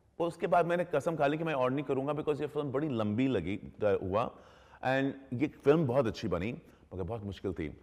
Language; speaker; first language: Urdu; early bilingual, heritage; Urdu